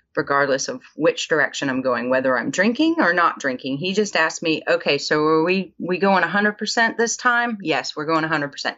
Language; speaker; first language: English; native; English